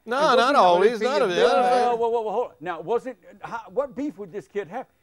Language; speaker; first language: English; native; English